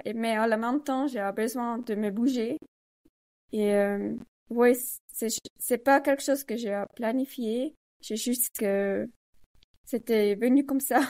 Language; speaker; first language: French; non-native, learner; Swiss German